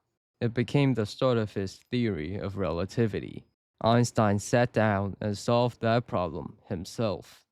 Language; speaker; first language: English; native; English